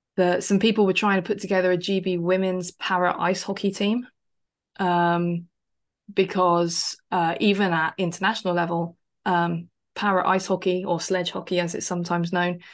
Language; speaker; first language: English; native; English